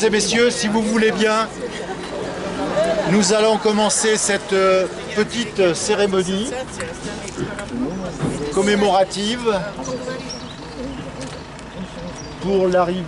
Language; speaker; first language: French; native; French